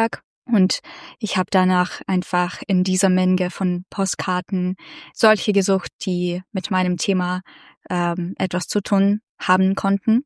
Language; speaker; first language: German; non-native, fluent; Russian